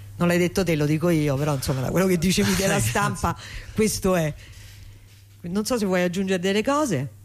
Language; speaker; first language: Italian; native; Italian